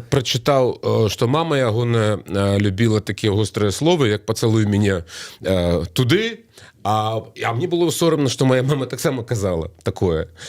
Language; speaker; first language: Belarusian; native; Belarusian